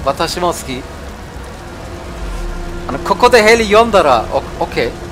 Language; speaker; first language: Japanese; non-native, learner; German